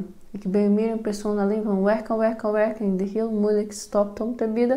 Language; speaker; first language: Dutch; non-native, fluent; Portuguese